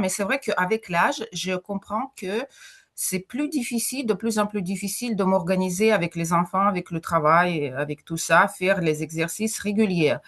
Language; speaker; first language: French; non-native, fluent; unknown